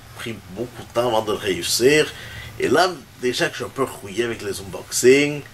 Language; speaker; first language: French; native; French